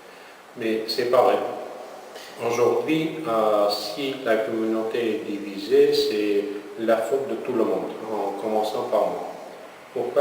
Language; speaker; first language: French; non-native, fluent; Armenian